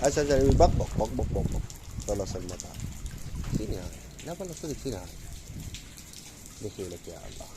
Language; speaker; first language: Arabic; native; Arabic